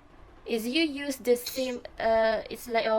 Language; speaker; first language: English; non-native, fluent; Malay